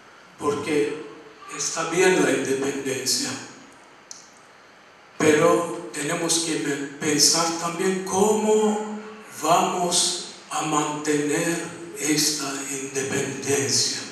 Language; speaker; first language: Spanish; non-native, fluent; Armenian